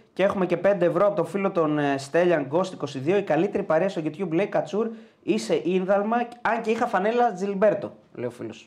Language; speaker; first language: Greek; native; Greek